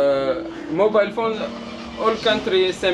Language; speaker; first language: English; non-native, learner; Arabic